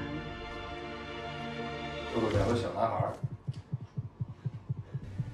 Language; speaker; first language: Chinese; native; Chinese